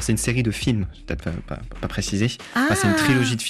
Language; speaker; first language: French; native; French